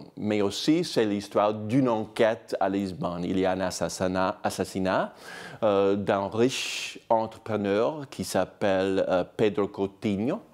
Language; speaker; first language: French; non-native, fluent; English